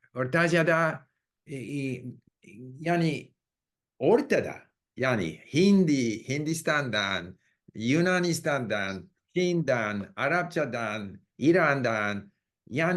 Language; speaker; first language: Turkish; non-native, learner; English